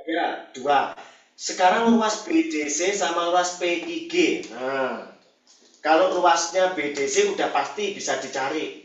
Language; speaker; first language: Indonesian; native; Indonesian